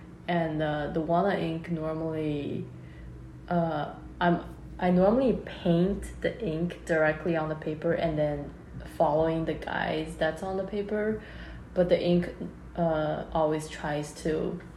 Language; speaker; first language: English; non-native, local second language; Cantonese